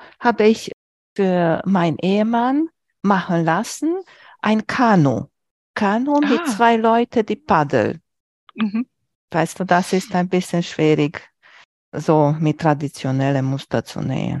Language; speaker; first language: German; non-native, fluent; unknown